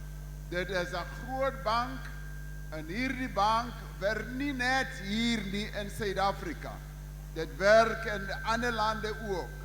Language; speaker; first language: Afrikaans; non-native, local second language; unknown